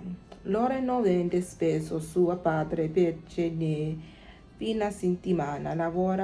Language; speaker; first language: Italian; non-native, learner; English